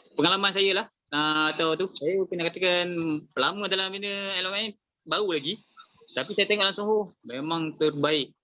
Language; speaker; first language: Malay; native; Malay